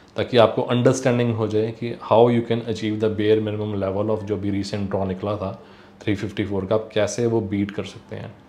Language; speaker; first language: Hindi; non-native, local second language; Punjabi